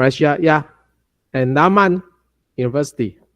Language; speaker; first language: English; non-native, learner; Chinese